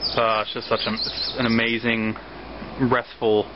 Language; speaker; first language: English; native; English